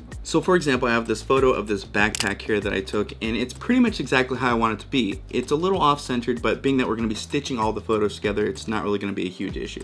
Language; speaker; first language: English; native; English